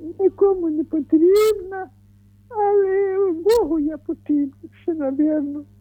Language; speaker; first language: Ukrainian; native; Ukrainian